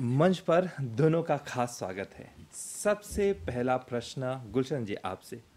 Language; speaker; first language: Hindi; early bilingual, heritage; Hindi